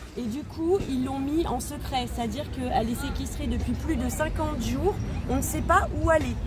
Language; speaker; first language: French; native; French